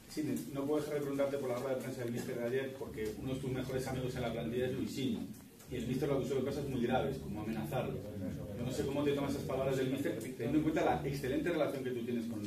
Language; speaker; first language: Spanish; native; Spanish